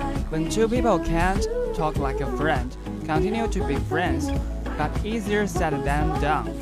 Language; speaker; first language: English; non-native, learner; Chinese